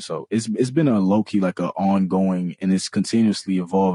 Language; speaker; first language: English; early bilingual, other home language; Bambara